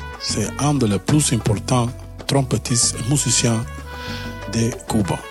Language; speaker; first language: French; non-native, learner; Spanish